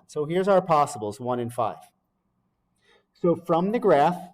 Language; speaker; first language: English; native; English